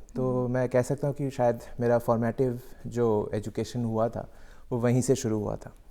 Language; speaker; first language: Hindi; non-native, local second language; Bangla